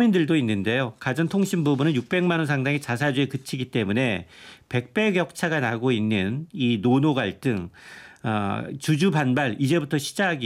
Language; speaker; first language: Korean; native; Korean